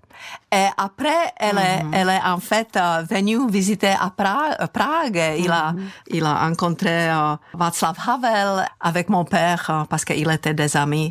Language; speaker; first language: French; non-native, fluent; Czech